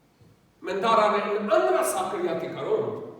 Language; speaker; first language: Swedish; non-native, learner; Urdu